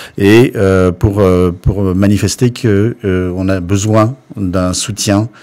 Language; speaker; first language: French; native; French